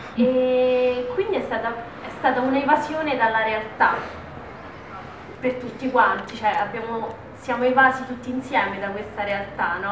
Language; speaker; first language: Italian; native; Italian